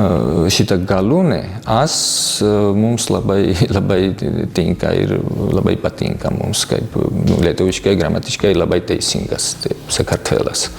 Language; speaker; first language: Lithuanian; non-native, fluent; Georgian